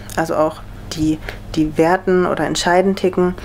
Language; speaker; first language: German; native; German